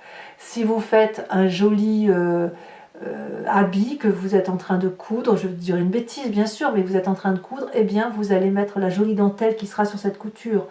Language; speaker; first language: French; native; French